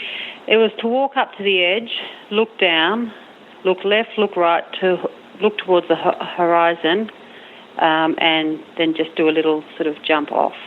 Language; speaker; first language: English; native; English